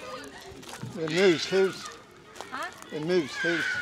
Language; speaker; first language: Swedish; native; Swedish